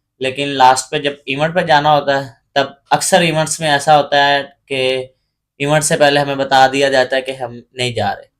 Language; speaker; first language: Urdu; non-native, local second language; Punjabi